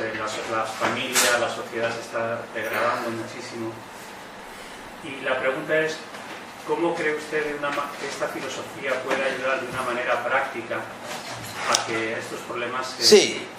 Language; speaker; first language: Spanish; native; Spanish